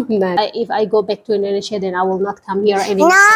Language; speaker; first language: English; non-native, learner; Indonesian